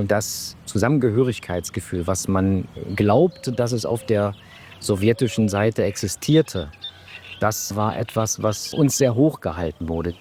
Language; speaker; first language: German; native; German